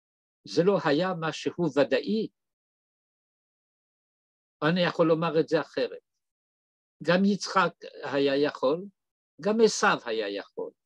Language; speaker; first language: Hebrew; non-native, fluent; French